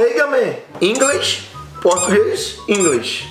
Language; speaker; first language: English; non-native, learner; Portuguese